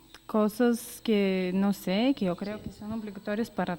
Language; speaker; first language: Spanish; non-native, learner; Bulgarian